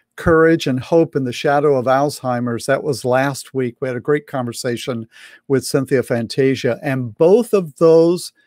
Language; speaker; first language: English; native; English